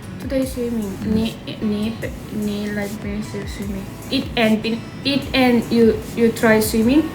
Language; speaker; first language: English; non-native, learner; Korean